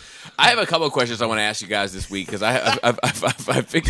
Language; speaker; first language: English; native; English